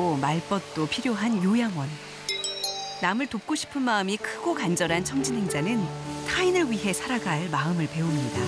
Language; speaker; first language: Korean; native; Korean